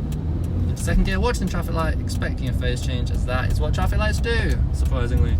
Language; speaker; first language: English; native; English